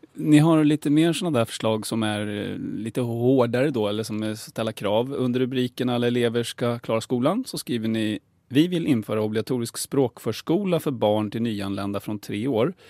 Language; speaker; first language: Swedish; native; Swedish